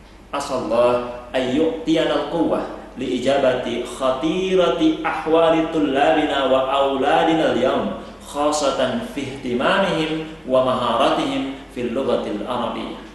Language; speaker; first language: Arabic; non-native, fluent; Indonesian